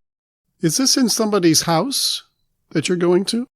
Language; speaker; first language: English; native; English